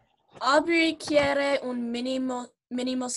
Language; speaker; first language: Spanish; non-native, learner; English